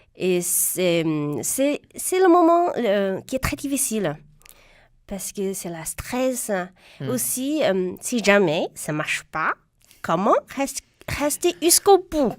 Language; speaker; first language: French; non-native, fluent; Chinese